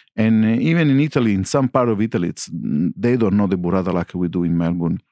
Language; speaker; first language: English; non-native, learner; Italian